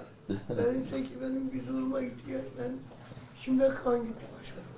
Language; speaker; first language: Turkish; native; Turkish